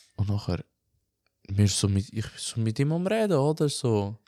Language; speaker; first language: German; early bilingual, other home language; Albanian